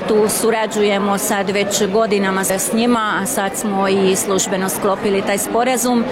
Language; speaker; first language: Croatian; early bilingual, heritage; Croatian